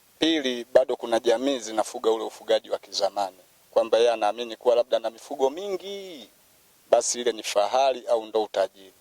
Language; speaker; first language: Swahili; native; Swahili